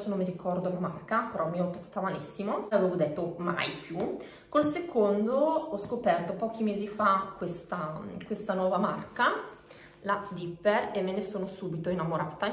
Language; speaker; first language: Italian; native; Italian